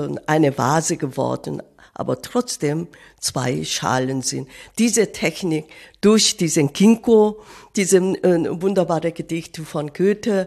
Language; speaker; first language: German; non-native, fluent; Korean